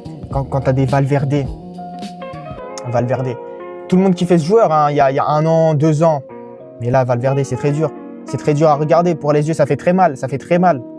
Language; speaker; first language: French; native; French